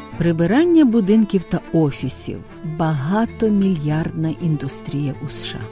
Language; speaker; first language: Ukrainian; native; Ukrainian